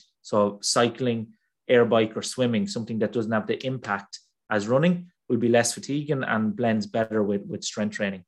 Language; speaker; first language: English; native; English